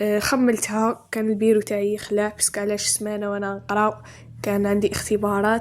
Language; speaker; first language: Arabic; native; Arabic